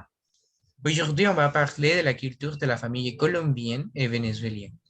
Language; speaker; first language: French; non-native, learner; Spanish